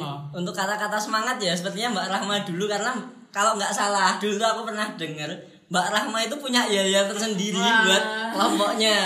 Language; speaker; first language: Indonesian; native; Indonesian